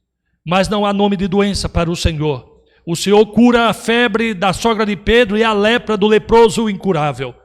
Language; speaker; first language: Portuguese; native; Portuguese